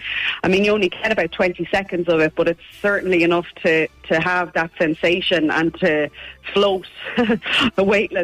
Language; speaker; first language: English; native; English